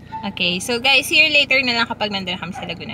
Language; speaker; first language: Filipino; native; Filipino